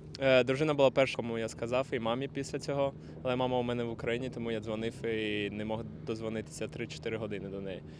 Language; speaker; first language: Ukrainian; non-native, local second language; Russian